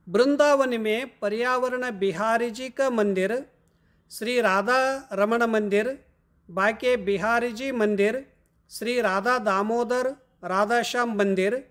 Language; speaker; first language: Hindi; non-native, local second language; Kannada